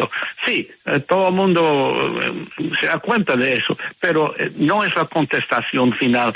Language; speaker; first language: Spanish; non-native, fluent; English